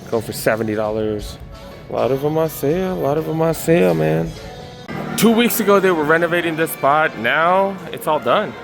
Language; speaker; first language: English; native; English